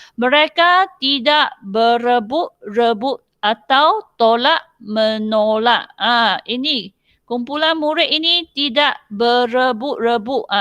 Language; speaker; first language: Malay; non-native, local second language; Chinese